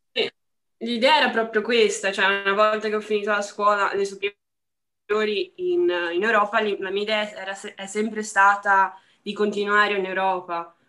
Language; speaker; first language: Italian; non-native, fluent; Portuguese